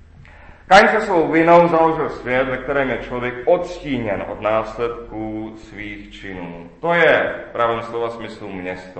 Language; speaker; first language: Czech; native; Czech